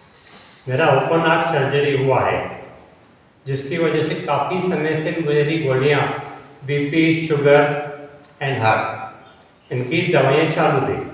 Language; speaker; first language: Hindi; non-native, local second language; Marathi